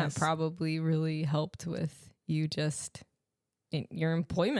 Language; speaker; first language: English; native; English